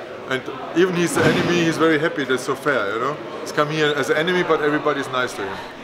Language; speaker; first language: English; non-native, fluent; German